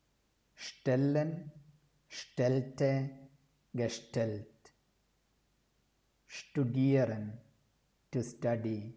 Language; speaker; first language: German; non-native, fluent; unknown